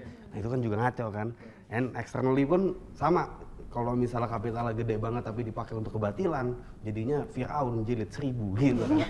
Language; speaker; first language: Indonesian; native; Indonesian